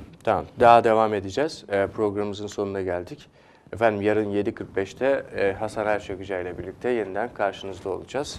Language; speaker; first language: Turkish; native; Turkish